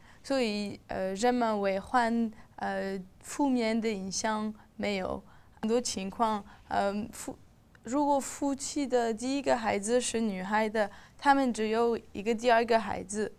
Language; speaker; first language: Chinese; non-native, learner; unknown